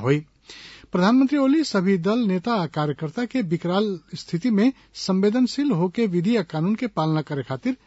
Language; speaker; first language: Bhojpuri; non-native, local second language; Nepali